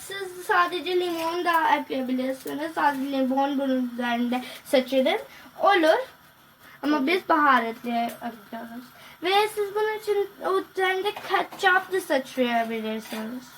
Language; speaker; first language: Turkish; non-native, learner; Urdu